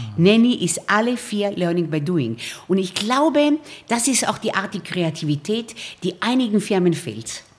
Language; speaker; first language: German; early bilingual, other home language; Romanian